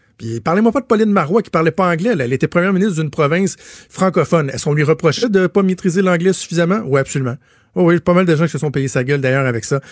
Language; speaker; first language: French; native; French